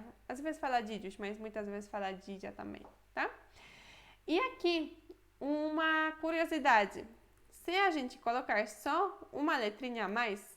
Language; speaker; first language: Portuguese; non-native, fluent; Polish